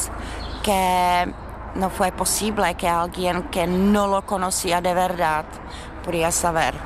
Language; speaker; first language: Spanish; non-native, fluent; Czech